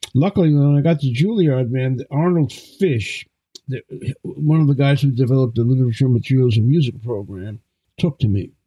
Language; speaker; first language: English; native; English